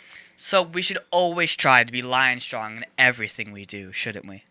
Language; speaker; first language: English; native; English